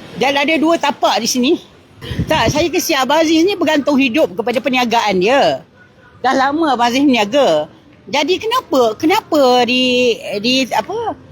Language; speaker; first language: Malay; native; Malay